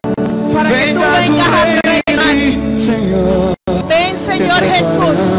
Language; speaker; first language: Spanish; native; Spanish